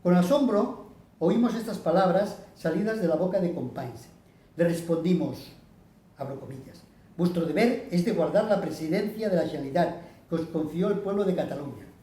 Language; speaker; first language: Spanish; non-native, local second language; Catalan